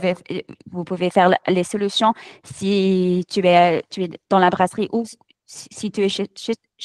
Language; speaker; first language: French; non-native, fluent; English